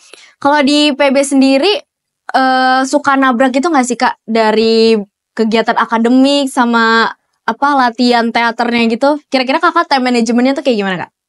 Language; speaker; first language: Indonesian; native; Indonesian